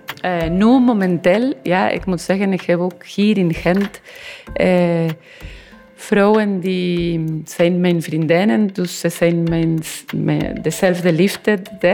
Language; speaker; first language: Dutch; non-native, learner; Spanish